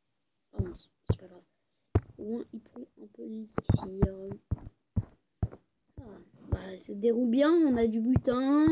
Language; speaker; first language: French; native; French